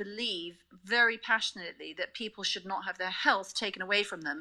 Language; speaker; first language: English; native; English